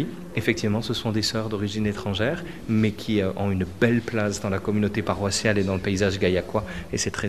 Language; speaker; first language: French; native; French